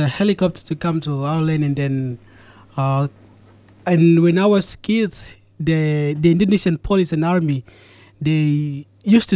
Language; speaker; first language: English; non-native, fluent; Indonesian